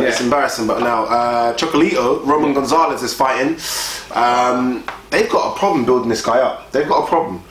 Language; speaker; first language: English; native; English